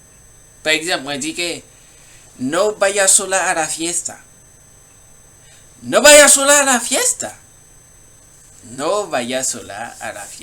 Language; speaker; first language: Spanish; non-native, learner; Haitian Creole